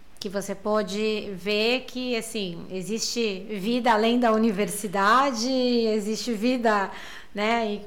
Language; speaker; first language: Portuguese; native; Portuguese